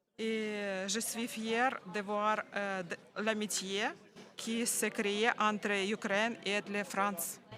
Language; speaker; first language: French; non-native, learner; Ukrainian